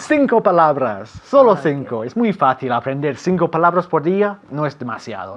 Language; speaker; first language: Spanish; non-native, fluent; English